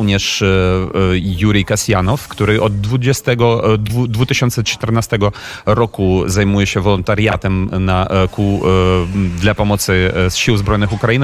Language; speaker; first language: Polish; non-native, fluent; Ukrainian